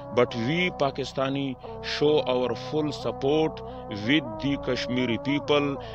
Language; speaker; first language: English; non-native, local second language; Pashto